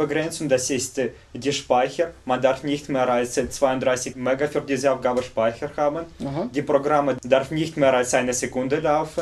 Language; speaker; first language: German; non-native, fluent; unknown